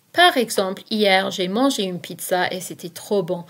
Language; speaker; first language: French; non-native, fluent; English